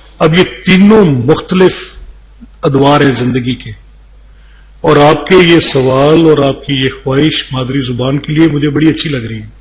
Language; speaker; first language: Urdu; non-native, local second language; Punjabi